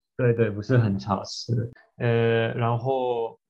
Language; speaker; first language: Chinese; non-native, learner; Russian